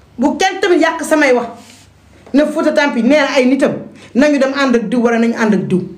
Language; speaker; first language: Wolof; non-native, local second language; Fula